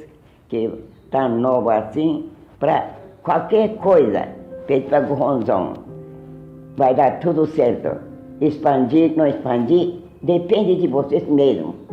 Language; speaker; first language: Portuguese; early bilingual, heritage; Japanese